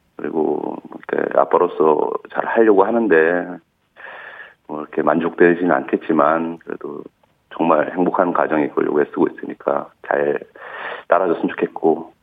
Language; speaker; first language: Korean; native; Korean